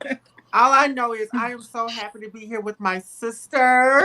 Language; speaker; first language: English; native; English